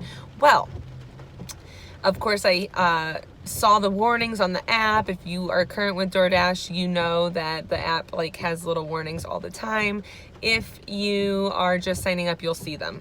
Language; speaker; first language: English; native; English